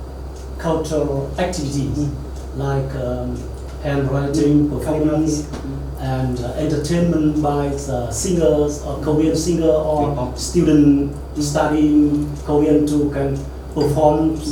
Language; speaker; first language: English; non-native, learner; Vietnamese